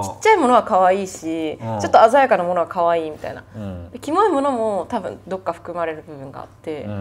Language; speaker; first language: Japanese; native; Japanese